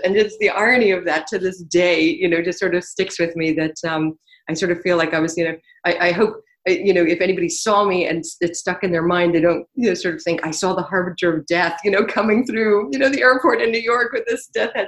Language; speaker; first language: English; native; English